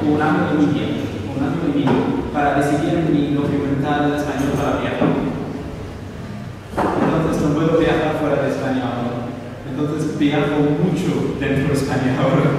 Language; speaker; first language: Spanish; non-native, learner; Arabic